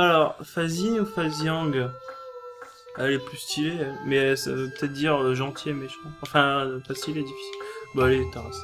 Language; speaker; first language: French; native; French